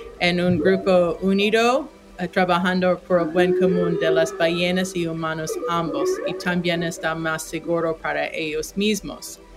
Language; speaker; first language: Spanish; non-native, fluent; English